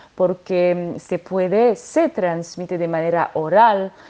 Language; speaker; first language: Spanish; non-native, fluent; French